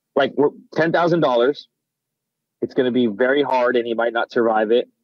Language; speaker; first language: English; native; English